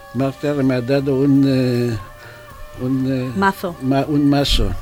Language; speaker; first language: Spanish; non-native, fluent; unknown